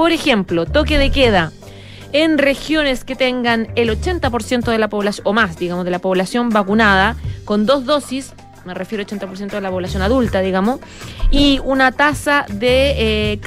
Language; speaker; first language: Spanish; native; Spanish